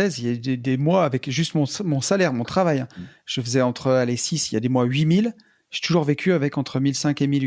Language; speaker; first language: French; native; French